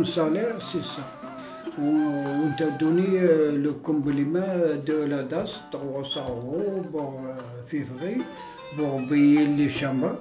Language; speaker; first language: French; non-native, local second language; Arabic